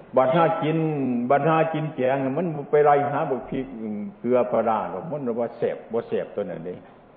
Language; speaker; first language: Thai; non-native, local second language; Northeastern Thai